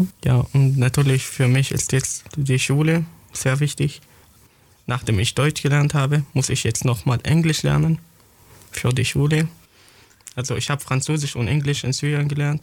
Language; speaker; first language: German; non-native, fluent; Arabic